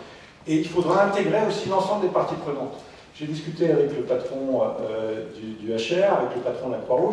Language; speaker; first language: French; native; French